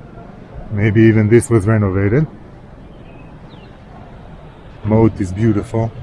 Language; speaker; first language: English; non-native, fluent; Hebrew